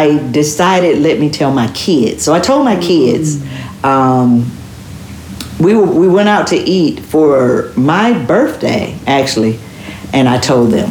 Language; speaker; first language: English; native; English